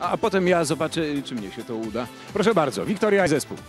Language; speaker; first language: Polish; native; Polish